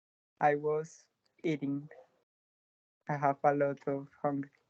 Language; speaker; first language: English; non-native, learner; Spanish